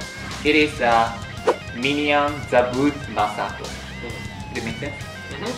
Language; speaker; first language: English; non-native, learner; Japanese